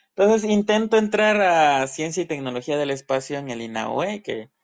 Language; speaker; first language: Spanish; native; Spanish